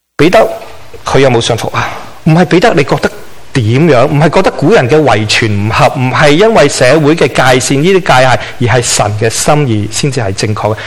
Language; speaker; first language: Chinese; non-native, local second language; Cantonese